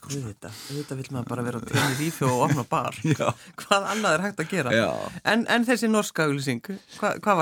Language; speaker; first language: Icelandic; native; Icelandic